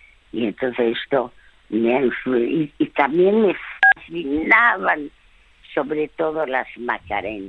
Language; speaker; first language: Spanish; early bilingual, other home language; French